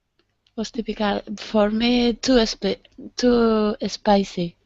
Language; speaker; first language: English; non-native, learner; Spanish